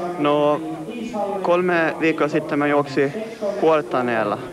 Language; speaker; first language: Finnish; non-native, local second language; Swedish